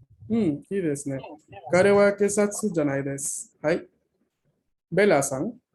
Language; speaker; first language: Japanese; non-native, fluent; Spanish